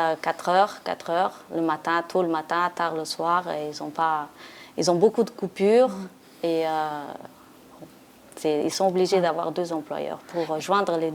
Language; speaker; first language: French; non-native, fluent; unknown